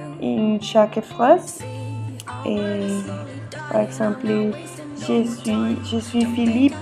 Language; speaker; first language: French; non-native, learner; Spanish